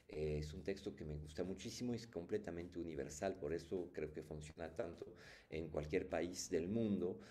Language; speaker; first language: Spanish; non-native, fluent; French